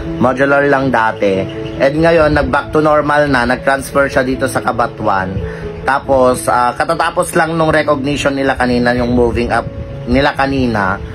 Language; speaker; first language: Filipino; non-native, local second language; Iloko